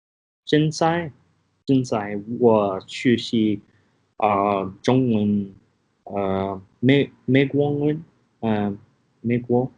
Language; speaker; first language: Chinese; non-native, learner; English